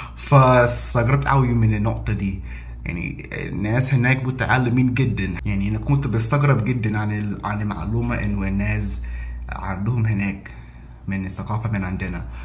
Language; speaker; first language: Egyptian Arabic; non-native, fluent; English